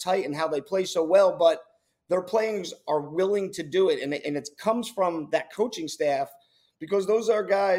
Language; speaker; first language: English; native; English